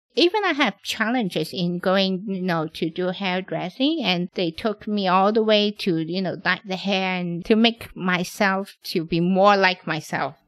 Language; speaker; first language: English; non-native, local second language; Cantonese